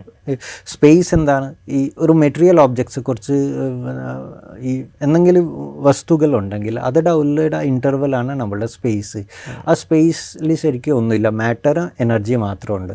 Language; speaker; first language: Malayalam; non-native, fluent; Bangla